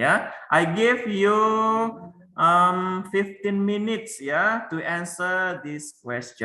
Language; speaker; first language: English; non-native, learner; Indonesian